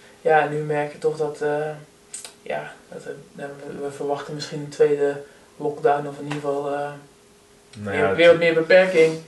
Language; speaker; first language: Dutch; native; Dutch